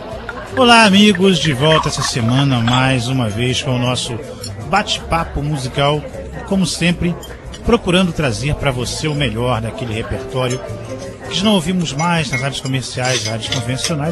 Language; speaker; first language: Portuguese; native; Portuguese